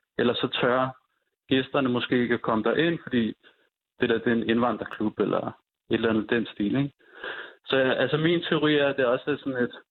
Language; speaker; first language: Danish; early bilingual, other home language; Punjabi